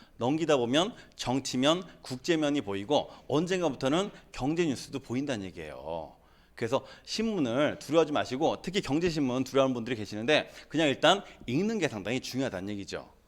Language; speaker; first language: Korean; native; Korean